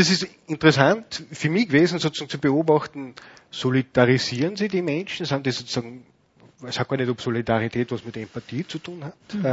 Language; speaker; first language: German; native; German